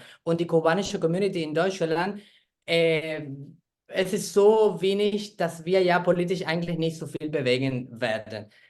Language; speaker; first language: German; non-native, fluent; Spanish